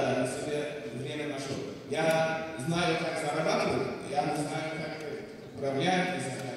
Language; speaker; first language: Russian; non-native, learner; Tajik